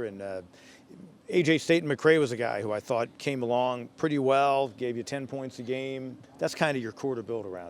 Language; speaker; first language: English; native; English